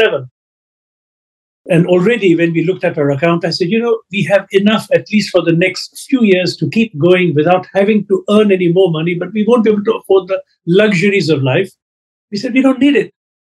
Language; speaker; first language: English; non-native, local second language; Sindhi